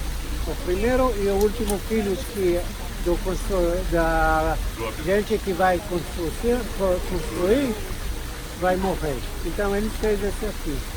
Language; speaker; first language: Portuguese; non-native, learner; Hebrew